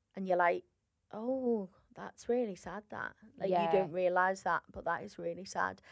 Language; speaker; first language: English; native; English